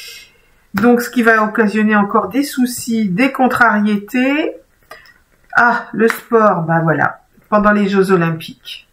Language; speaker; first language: French; native; French